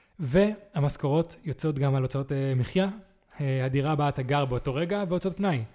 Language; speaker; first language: Hebrew; early bilingual, other home language; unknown